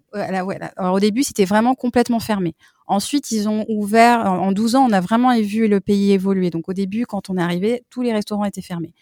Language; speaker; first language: French; native; French